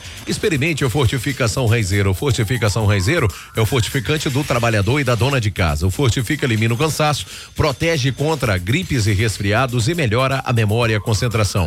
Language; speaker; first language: Portuguese; native; Portuguese